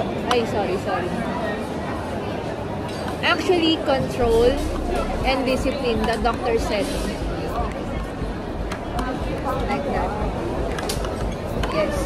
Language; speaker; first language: English; non-native, local second language; Filipino